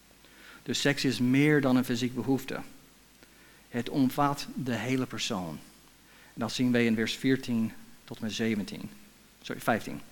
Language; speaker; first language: Dutch; non-native, fluent; English